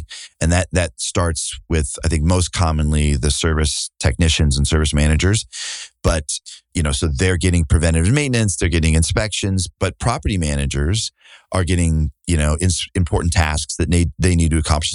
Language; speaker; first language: English; native; English